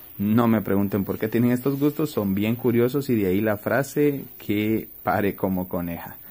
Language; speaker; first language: Spanish; native; Spanish